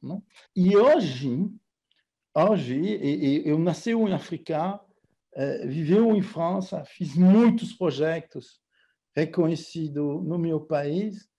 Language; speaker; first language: Portuguese; non-native, fluent; French